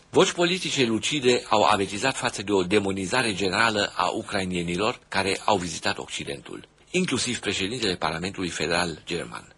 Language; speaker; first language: Romanian; non-native, local second language; German